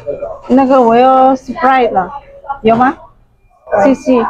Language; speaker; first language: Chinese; non-native, learner; Indonesian